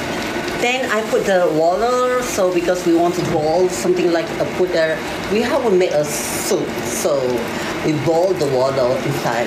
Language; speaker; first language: English; non-native, learner; Malay